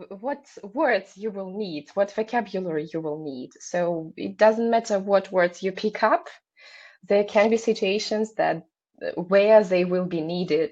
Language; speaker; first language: English; non-native, fluent; Russian